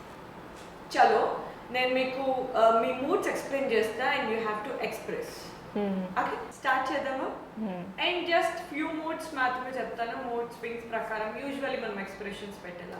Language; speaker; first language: Telugu; native; Telugu